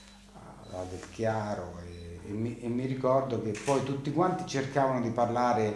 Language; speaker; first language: Italian; native; Italian